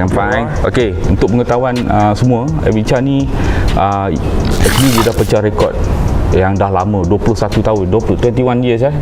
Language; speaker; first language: Malay; native; Malay